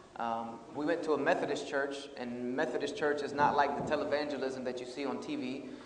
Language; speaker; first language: English; native; English